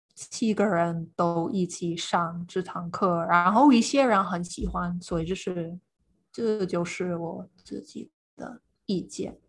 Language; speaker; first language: Chinese; non-native, fluent; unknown